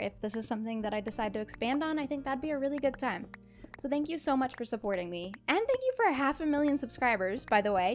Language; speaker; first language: English; native; English